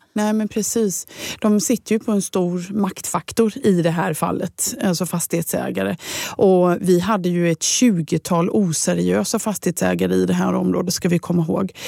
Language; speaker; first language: Swedish; native; Swedish